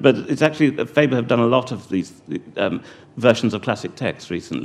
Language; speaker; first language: English; native; English